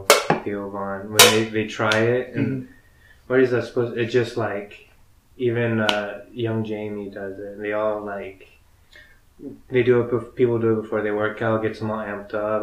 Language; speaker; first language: English; early bilingual, other home language; Spanish